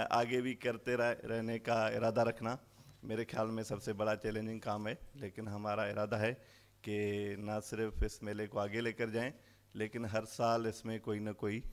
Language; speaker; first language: Urdu; non-native, local second language; Sindhi